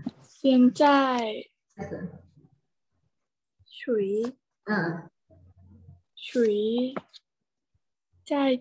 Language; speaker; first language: Chinese; non-native, learner; Thai